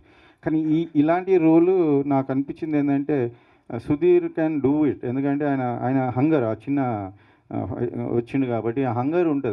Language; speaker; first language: Telugu; native; Telugu